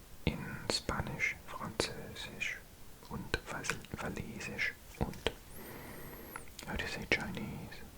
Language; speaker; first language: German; non-native, learner; English